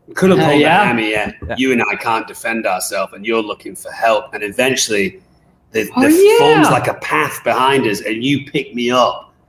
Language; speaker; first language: English; native; English